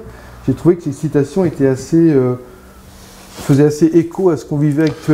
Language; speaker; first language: French; native; French